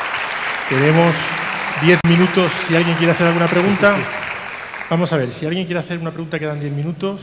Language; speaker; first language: Spanish; native; Spanish